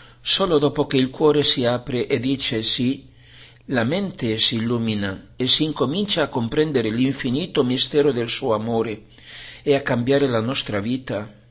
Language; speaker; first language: Italian; non-native, fluent; Spanish